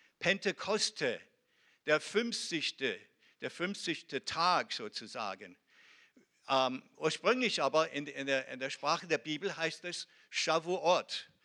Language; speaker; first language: German; non-native, fluent; Hebrew